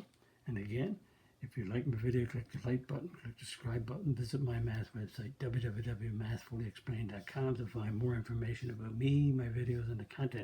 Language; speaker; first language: English; native; English